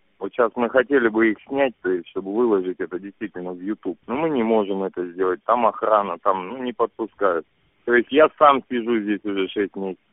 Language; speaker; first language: Russian; native; Russian